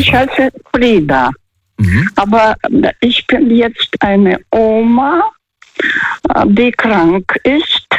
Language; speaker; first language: German; non-native, fluent; Russian